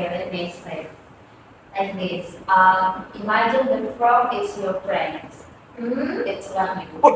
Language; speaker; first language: English; non-native, fluent; Indonesian